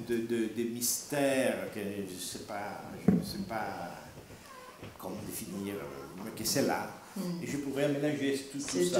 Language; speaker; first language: French; non-native, learner; Italian